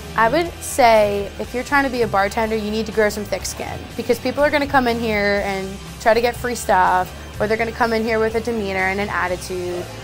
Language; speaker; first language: English; native; English